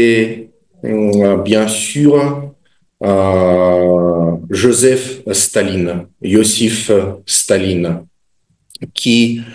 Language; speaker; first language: French; non-native, fluent; Russian